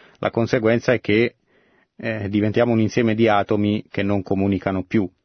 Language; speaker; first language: Italian; native; Italian